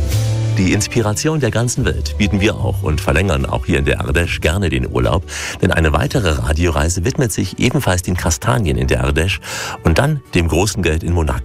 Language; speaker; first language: German; native; German